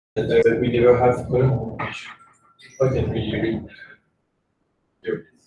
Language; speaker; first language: English; non-native, learner; Chinese